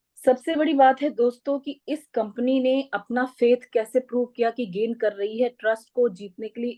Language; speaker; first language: Hindi; native; Hindi